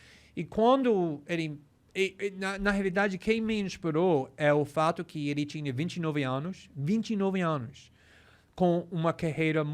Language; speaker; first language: Portuguese; non-native, fluent; English